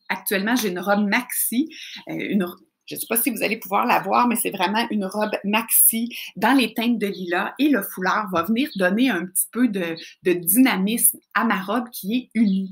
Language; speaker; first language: French; native; French